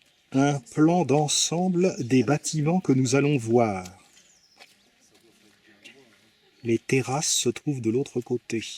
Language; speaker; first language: French; native; French